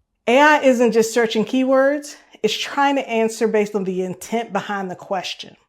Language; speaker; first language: English; native; English